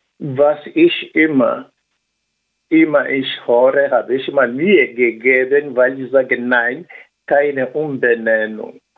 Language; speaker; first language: German; non-native, learner; Swahili